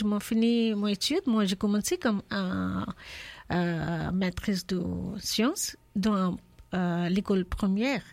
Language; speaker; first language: French; non-native, learner; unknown